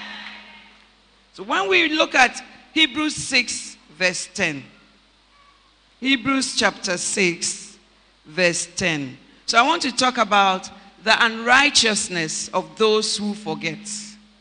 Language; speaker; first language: English; non-native, local second language; Akan